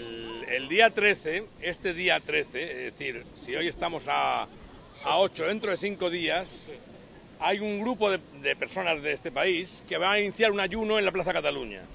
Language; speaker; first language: Spanish; native; Spanish